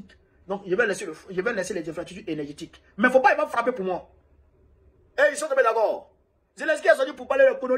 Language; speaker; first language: French; non-native, local second language; Bambara